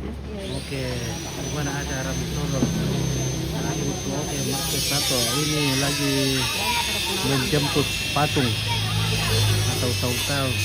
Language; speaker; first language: Indonesian; non-native, local second language; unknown